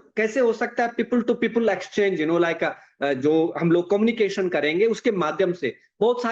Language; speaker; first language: Hindi; native; Hindi